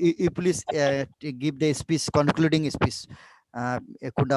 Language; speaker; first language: English; non-native, learner; Bangla